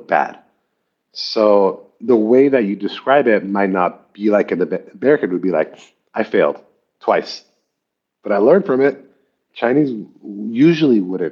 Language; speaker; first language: English; native; English